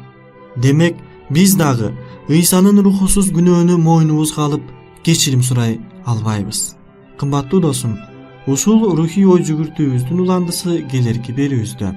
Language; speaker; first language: Kyrgyz; native; Kyrgyz